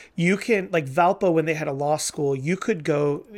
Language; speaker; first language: English; native; English